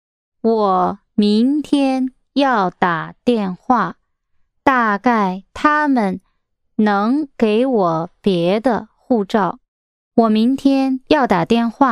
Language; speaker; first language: Chinese; non-native, learner; English